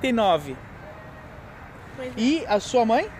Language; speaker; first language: Portuguese; native; Portuguese